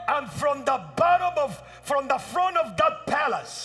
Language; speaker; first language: English; early bilingual, other home language; Spanish